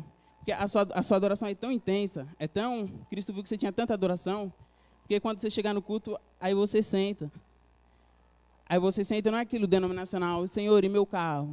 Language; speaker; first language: Portuguese; native; Portuguese